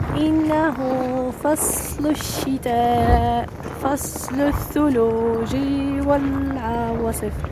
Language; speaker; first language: Arabic; native; Arabic